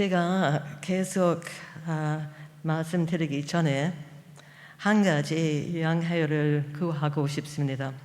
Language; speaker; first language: Korean; non-native, fluent; English